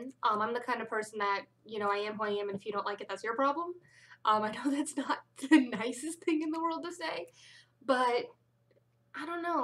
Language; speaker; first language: English; native; English